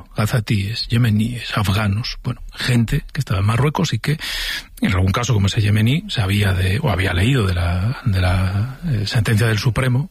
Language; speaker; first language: Spanish; native; Spanish